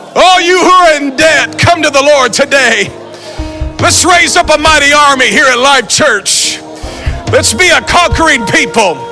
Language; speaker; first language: English; native; English